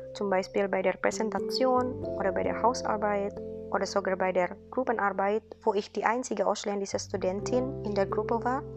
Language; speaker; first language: German; non-native, fluent; Indonesian